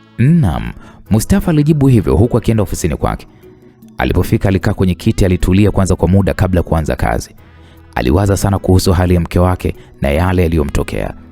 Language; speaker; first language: Swahili; native; Swahili